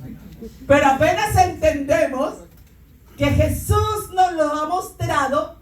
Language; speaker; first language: Spanish; native; Spanish